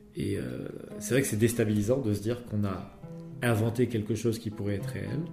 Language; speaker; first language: French; non-native, local second language; Arabic